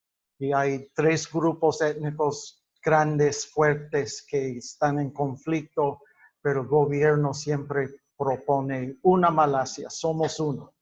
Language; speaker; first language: Spanish; non-native, fluent; English